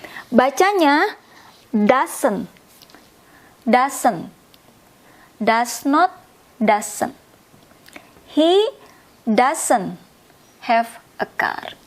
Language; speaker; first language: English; non-native, fluent; Indonesian